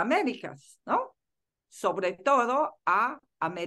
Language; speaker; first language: Spanish; non-native, fluent; Chinese